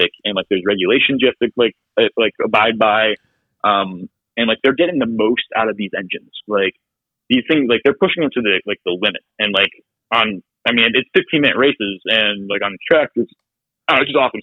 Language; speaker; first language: English; native; English